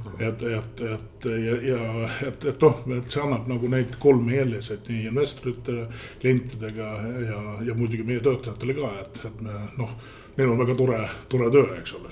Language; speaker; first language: Estonian; early bilingual, heritage; Estonian